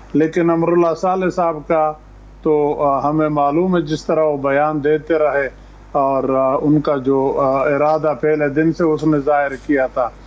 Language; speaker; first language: Urdu; non-native, local second language; Pashto